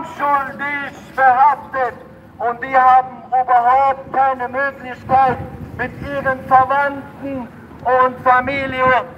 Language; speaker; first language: German; non-native, fluent; Tajik